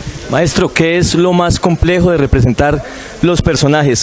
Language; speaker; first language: Spanish; native; Spanish